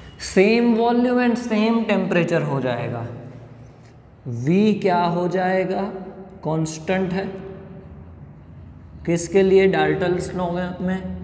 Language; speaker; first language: Hindi; non-native, local second language; Gujarati